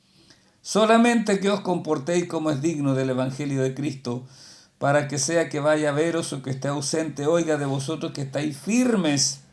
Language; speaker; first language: Spanish; native; Spanish